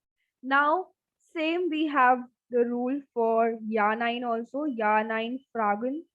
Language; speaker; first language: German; non-native, fluent; Hindi